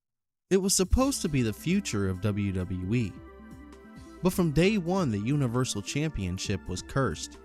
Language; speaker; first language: English; native; English